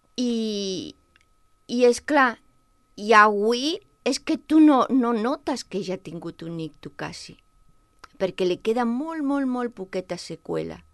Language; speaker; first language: Catalan; non-native, local second language; Spanish